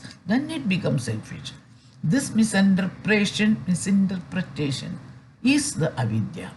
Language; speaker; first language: English; non-native, fluent; Malayalam